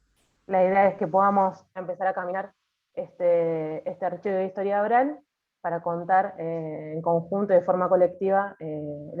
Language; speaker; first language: Spanish; native; Spanish